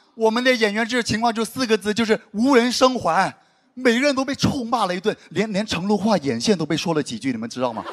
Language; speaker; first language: Chinese; native; Chinese